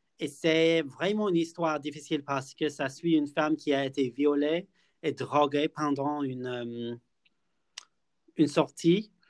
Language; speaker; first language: French; non-native, fluent; English